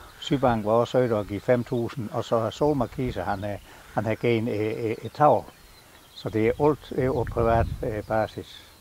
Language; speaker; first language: Danish; native; Danish